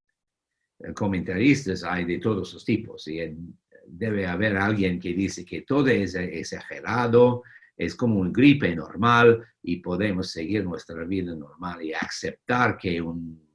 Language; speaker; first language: Spanish; non-native, fluent; English